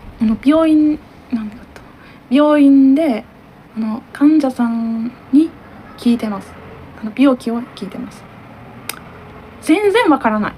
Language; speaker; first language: Japanese; non-native, learner; Turkish